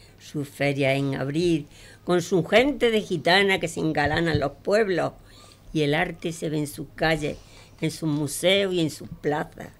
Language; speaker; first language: Spanish; native; Spanish